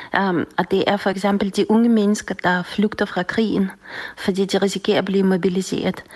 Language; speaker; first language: Danish; non-native, fluent; Russian